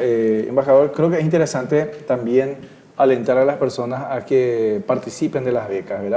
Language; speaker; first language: Spanish; native; Spanish